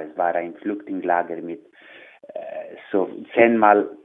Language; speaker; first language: German; non-native, learner; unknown